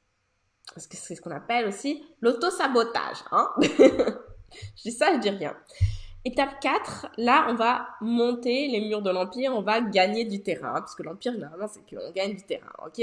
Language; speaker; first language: French; native; French